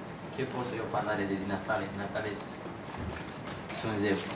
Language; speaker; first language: Italian; non-native, learner; Romanian